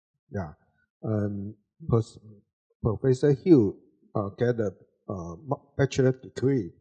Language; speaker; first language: English; non-native, learner; Chinese